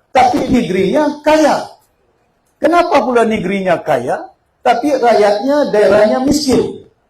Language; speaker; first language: Malay; native; Malay